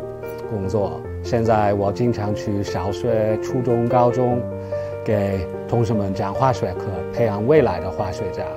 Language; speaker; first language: Chinese; non-native, fluent; English